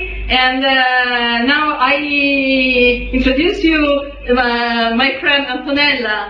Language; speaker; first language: English; non-native, learner; Italian